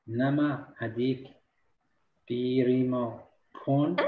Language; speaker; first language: Indonesian; non-native, learner; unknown